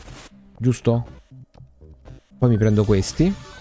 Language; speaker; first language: Italian; native; Italian